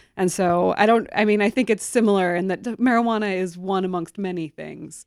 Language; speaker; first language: English; native; English